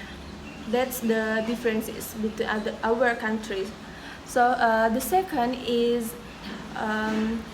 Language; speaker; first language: English; non-native, learner; Indonesian